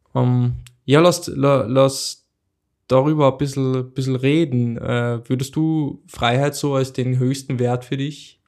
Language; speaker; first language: German; native; German